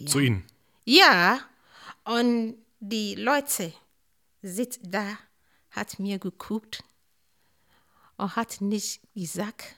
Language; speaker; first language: German; non-native, learner; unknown